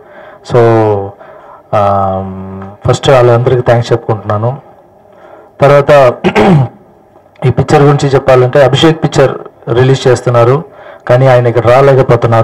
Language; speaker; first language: Telugu; non-native, local second language; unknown